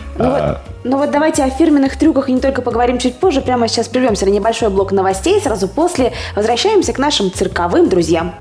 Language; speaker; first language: Russian; native; Russian